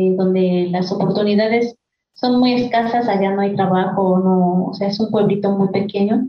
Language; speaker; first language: Spanish; non-native, local second language; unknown